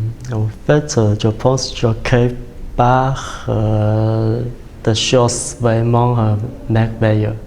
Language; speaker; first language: French; non-native, fluent; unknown